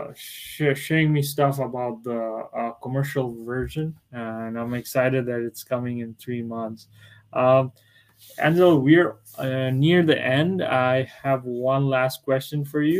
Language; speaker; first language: English; non-native, local second language; Bangla